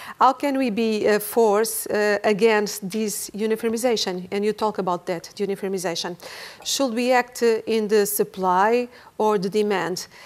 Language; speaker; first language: English; non-native, fluent; Portuguese